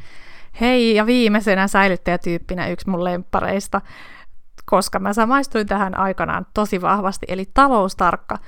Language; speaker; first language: Finnish; native; Finnish